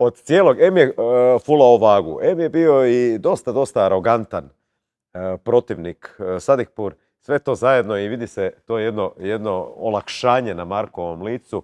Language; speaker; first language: Croatian; native; Croatian